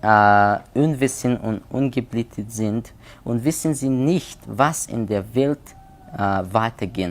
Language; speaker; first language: German; non-native, learner; Hazaragi